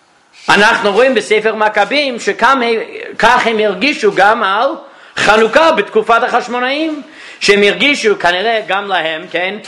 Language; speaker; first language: Hebrew; non-native, fluent; English